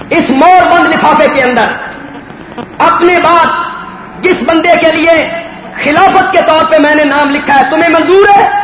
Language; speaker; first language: Urdu; non-native, local second language; Punjabi